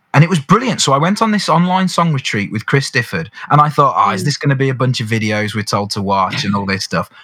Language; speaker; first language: English; native; English